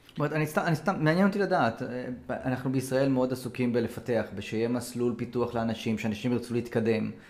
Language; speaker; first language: Hebrew; native; Hebrew